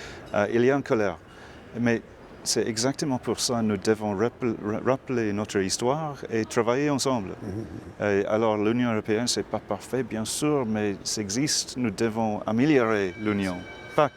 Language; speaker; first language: French; non-native, fluent; English